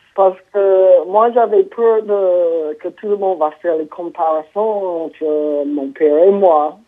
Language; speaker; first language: French; non-native, fluent; English